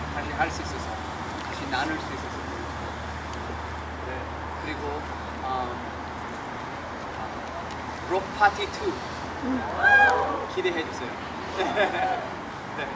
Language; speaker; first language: Korean; early bilingual, heritage; English